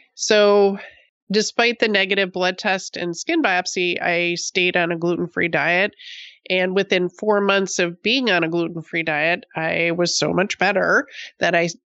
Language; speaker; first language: English; native; English